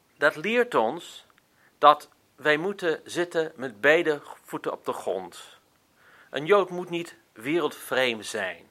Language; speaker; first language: Dutch; non-native, fluent; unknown